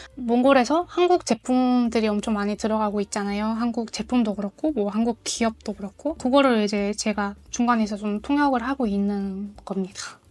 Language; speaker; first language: Korean; non-native, fluent; Mongolian